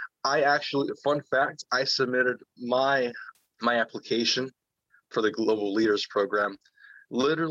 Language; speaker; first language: English; native; English